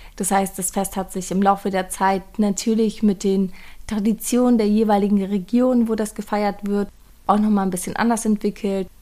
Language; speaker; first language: German; early bilingual, other home language; Persian